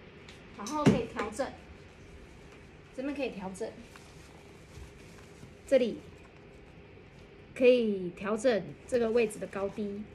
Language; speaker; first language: Chinese; native; Chinese